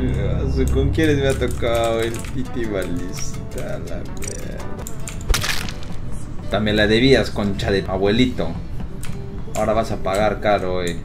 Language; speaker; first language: Spanish; native; Spanish